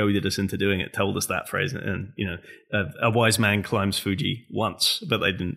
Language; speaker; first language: English; native; English